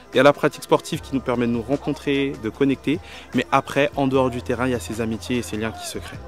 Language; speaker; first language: French; native; French